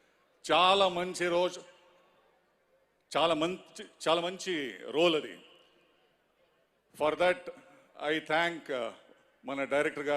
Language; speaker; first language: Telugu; non-native, learner; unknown